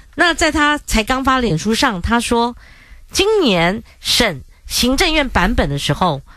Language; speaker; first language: Chinese; native; Chinese